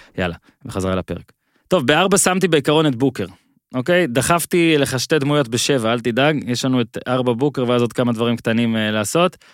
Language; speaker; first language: Hebrew; native; Hebrew